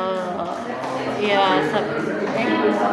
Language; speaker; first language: English; non-native, learner; Indonesian